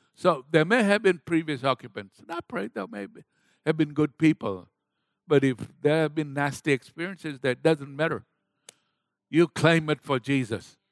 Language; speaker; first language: English; non-native, local second language; Gujarati